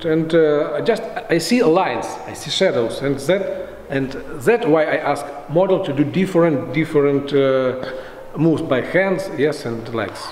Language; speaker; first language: English; non-native, fluent; Russian